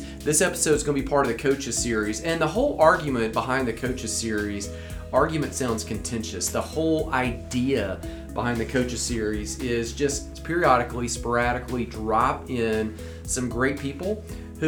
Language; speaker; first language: English; native; English